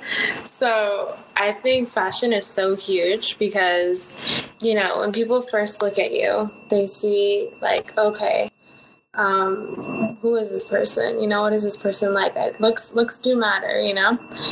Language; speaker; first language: English; early bilingual, other home language; Spanish